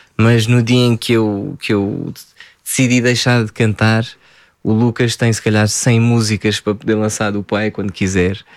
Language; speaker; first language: Portuguese; early bilingual, other home language; French